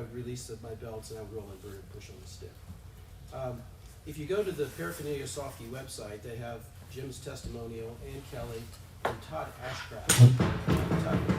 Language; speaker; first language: English; native; English